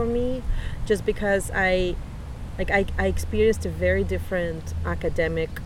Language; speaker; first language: English; non-native, fluent; Russian